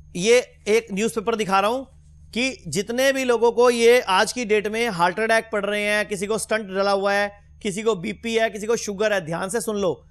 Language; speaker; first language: Hindi; native; Hindi